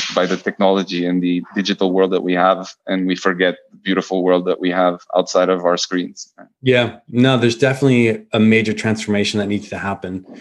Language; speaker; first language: English; non-native, fluent; Portuguese